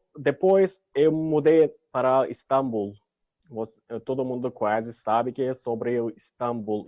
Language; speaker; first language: Portuguese; non-native, learner; Turkish